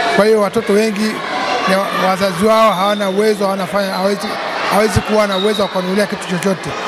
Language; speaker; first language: Swahili; native; Swahili